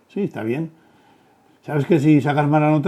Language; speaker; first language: Spanish; native; Spanish